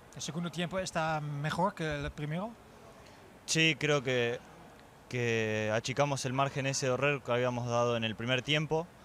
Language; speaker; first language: Spanish; native; Spanish